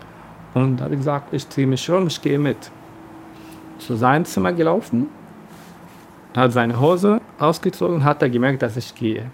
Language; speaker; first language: German; non-native, learner; Arabic